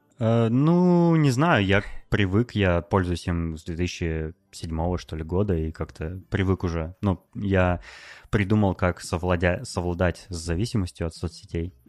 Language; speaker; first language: Russian; native; Russian